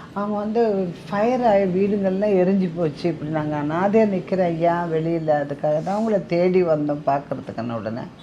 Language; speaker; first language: Tamil; non-native, local second language; Telugu